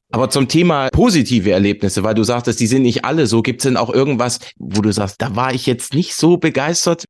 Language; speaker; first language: German; native; German